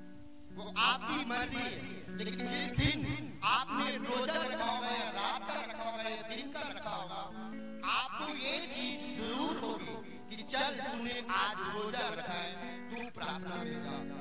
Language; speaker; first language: Hindi; non-native, local second language; Punjabi